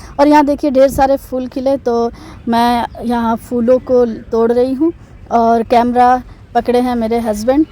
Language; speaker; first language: Hindi; non-native, local second language; Bangla